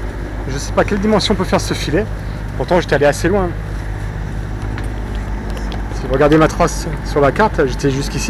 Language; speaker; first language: French; native; French